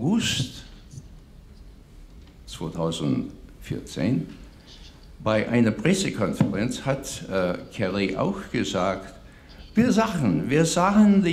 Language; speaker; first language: German; non-native, fluent; English